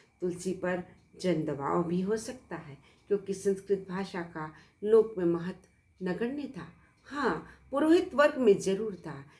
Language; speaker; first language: Hindi; native; Hindi